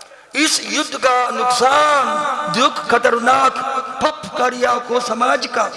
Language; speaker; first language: Hindi; non-native, learner; Japanese